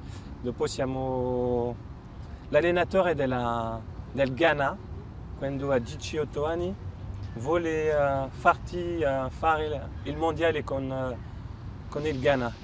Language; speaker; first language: Italian; non-native, fluent; French